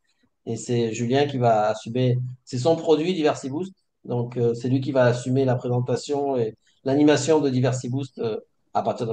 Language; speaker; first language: French; native; French